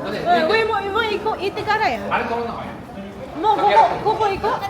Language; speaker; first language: Japanese; non-native, fluent; Filipino